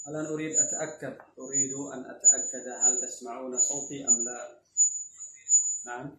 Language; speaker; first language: Arabic; non-native, fluent; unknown